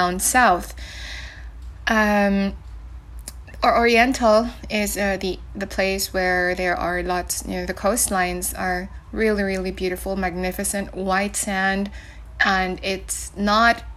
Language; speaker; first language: English; non-native, local second language; Cebuano